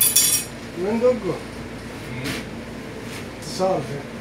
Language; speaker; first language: Arabic; non-native, learner; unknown